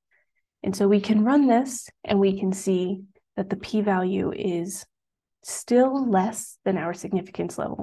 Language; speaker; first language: English; native; English